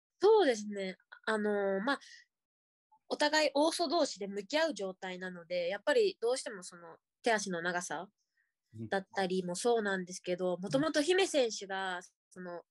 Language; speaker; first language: Japanese; native; Japanese